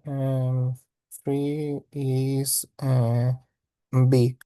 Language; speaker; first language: English; non-native, learner; Spanish